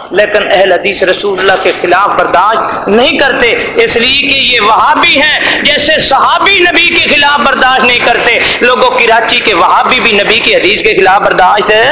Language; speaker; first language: Urdu; non-native, local second language; Punjabi